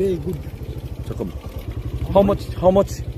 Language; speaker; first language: English; non-native, learner; Korean